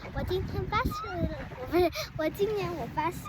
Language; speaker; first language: Chinese; early bilingual, heritage; Chinese